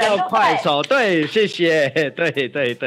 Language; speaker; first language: Chinese; non-native, learner; English